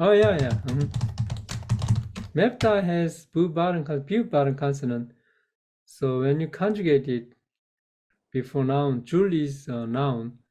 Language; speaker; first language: English; non-native, fluent; Korean